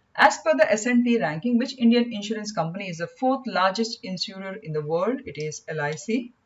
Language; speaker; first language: English; non-native, local second language; Kannada